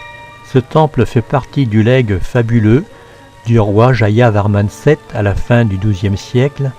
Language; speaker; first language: French; native; French